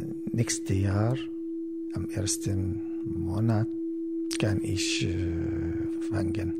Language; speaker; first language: German; non-native, learner; Arabic